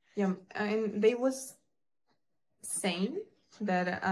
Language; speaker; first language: English; non-native, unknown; Ukrainian